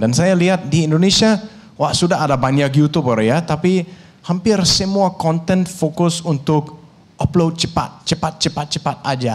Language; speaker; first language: Indonesian; non-native, fluent; Danish